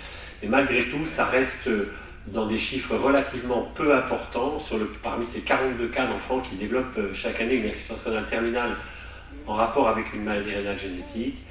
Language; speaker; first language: French; native; French